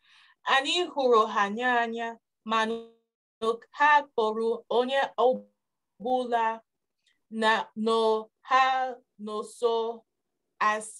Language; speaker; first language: Igbo; early bilingual, heritage; Igbo